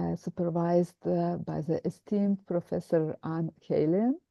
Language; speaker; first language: English; non-native, fluent; Lithuanian